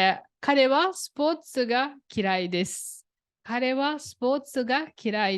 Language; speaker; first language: Japanese; non-native, fluent; Portuguese